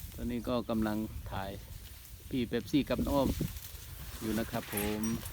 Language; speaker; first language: Thai; non-native, local second language; Northern Khmer